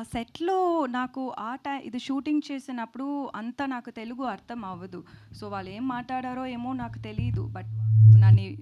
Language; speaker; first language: Telugu; non-native, learner; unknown